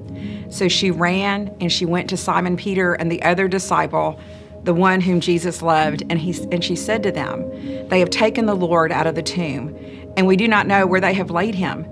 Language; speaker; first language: English; native; English